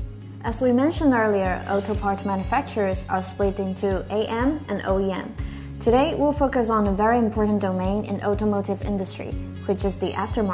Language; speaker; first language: English; non-native, fluent; Chinese